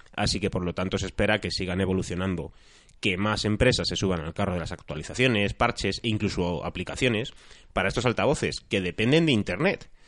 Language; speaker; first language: Spanish; native; Spanish